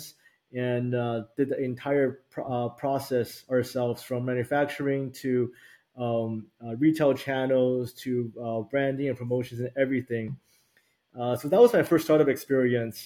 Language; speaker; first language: English; early bilingual, other home language; Chinese